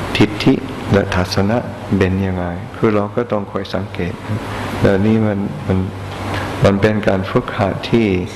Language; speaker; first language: Thai; non-native, fluent; English